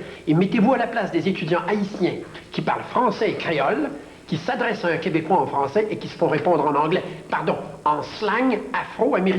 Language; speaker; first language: French; native; French